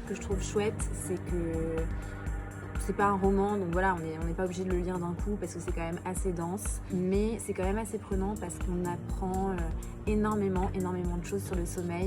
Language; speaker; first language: French; native; French